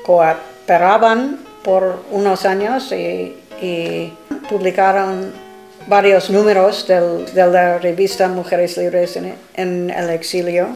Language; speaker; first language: Spanish; non-native, fluent; English